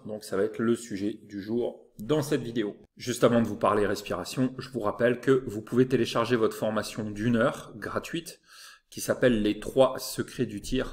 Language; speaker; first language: French; native; French